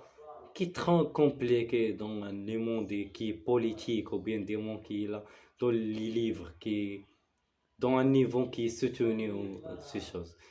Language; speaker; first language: French; non-native, learner; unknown